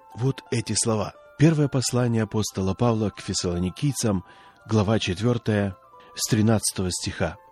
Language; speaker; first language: Russian; non-native, fluent; Swedish